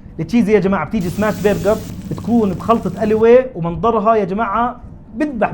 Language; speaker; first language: Arabic; native; Arabic